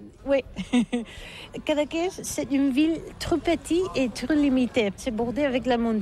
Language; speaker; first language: French; non-native, learner; Catalan